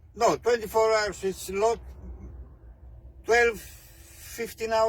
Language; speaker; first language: English; non-native, learner; Greek